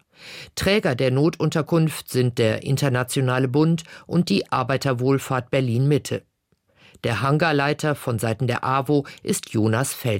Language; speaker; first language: German; native; German